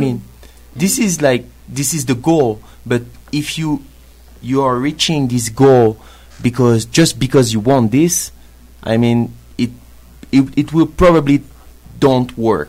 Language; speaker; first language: English; non-native, fluent; French